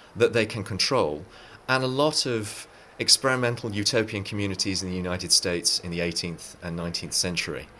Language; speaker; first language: English; native; English